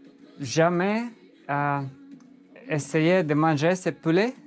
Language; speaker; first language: French; non-native, learner; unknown